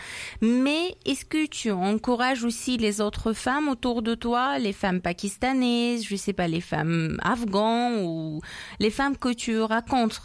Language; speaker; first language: French; non-native, fluent; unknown